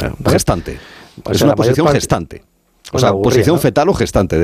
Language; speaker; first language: Spanish; native; Spanish